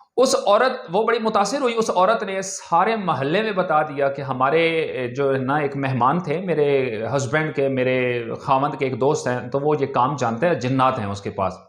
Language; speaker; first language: Urdu; non-native, local second language; Punjabi